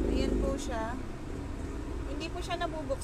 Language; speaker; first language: Filipino; native; Filipino